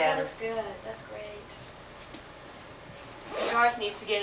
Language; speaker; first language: English; native; English